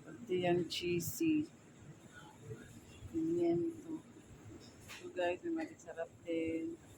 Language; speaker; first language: Filipino; native; Filipino